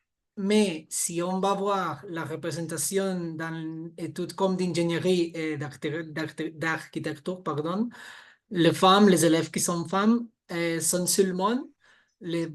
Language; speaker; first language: French; non-native, fluent; Catalan